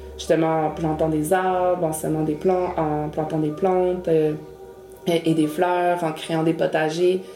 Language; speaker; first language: French; early bilingual, other home language; Spanish